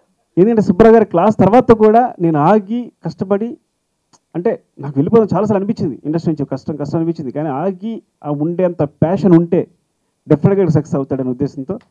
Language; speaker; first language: Telugu; native; Telugu